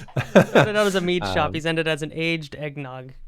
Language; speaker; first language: English; native; English